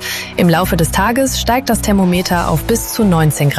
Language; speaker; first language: German; native; German